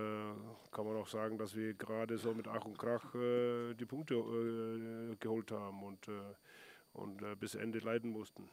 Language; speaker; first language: German; non-native, fluent; Icelandic